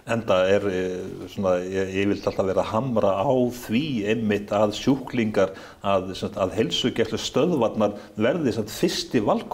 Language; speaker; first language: Icelandic; native; Icelandic